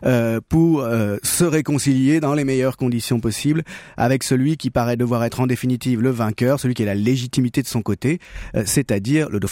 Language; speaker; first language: French; native; French